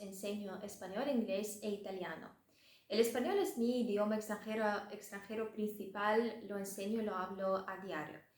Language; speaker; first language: Spanish; non-native, fluent; Russian